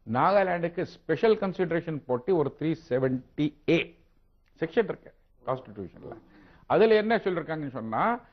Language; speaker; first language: Tamil; non-native, local second language; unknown